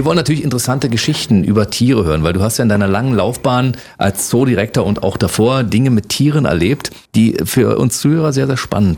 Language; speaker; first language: German; native; German